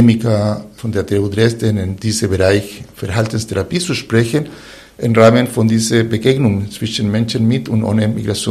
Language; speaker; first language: German; non-native, fluent; Spanish